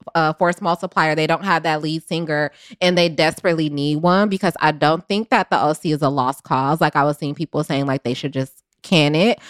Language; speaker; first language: English; native; English